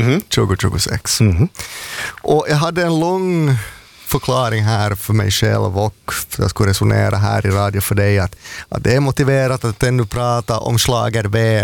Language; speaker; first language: Swedish; native; Swedish